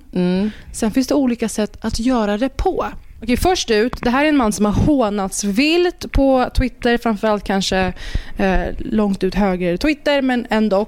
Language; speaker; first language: Swedish; early bilingual, other home language; Persian